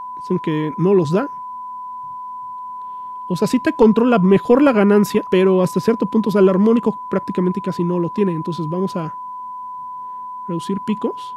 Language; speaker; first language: Spanish; native; Spanish